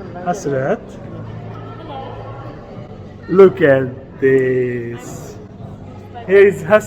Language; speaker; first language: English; non-native, fluent; Urdu